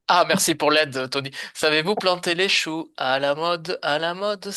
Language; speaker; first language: French; native; French